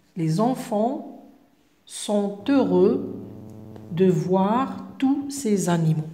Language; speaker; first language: French; non-native, local second language; Arabic